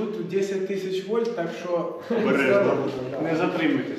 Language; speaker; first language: Russian; non-native, learner; Turkish